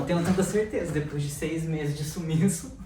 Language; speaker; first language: Portuguese; native; Portuguese